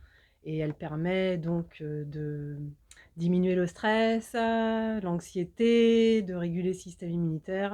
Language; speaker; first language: French; native; French